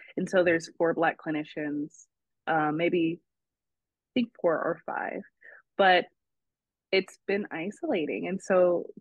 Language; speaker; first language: English; native; English